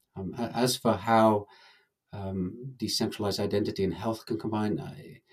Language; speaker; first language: English; native; English